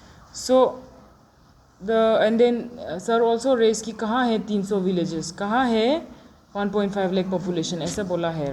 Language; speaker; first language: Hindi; non-native, local second language; Adi